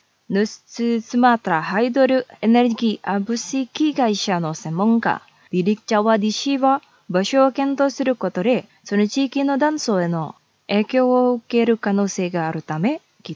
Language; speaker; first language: Japanese; non-native, fluent; Indonesian